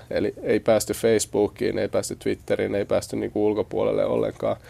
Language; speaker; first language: Finnish; native; Finnish